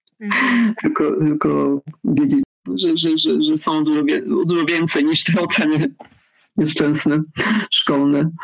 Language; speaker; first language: Polish; early bilingual, heritage; Polish